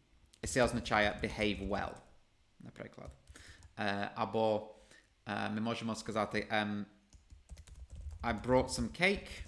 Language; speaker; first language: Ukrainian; non-native, fluent; English